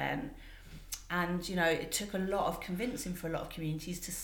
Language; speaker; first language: English; native; English